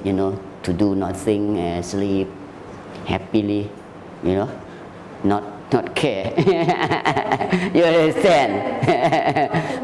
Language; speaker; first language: English; non-native, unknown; Thai